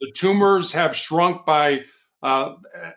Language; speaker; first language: English; native; English